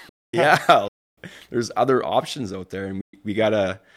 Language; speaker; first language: English; native; English